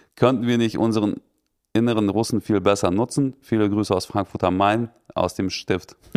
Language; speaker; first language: German; early bilingual, other home language; Russian